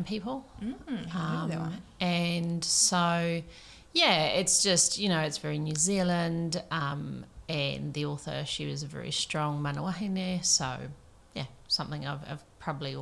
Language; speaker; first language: English; native; English